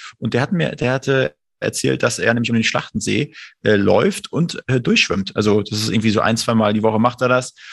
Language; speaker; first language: German; native; German